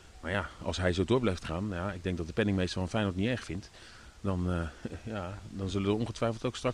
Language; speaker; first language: Dutch; native; Dutch